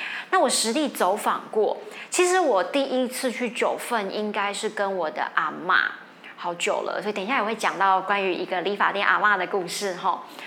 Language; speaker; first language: Chinese; native; Chinese